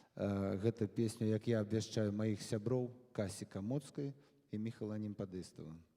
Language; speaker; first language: Belarusian; non-native, local second language; Russian